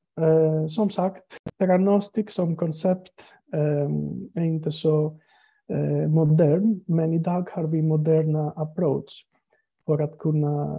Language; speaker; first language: Swedish; non-native, fluent; Greek